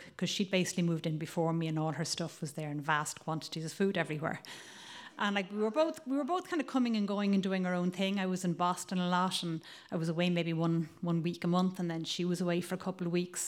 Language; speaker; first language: English; native; English